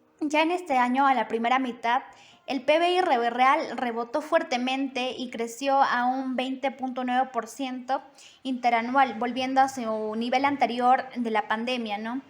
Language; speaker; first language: Spanish; native; Spanish